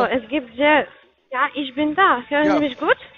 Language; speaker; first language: German; non-native, fluent; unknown